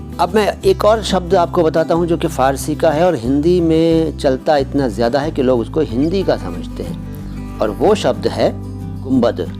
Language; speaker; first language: Hindi; native; Hindi